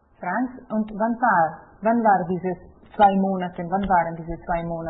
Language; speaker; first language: German; non-native, local second language; Italian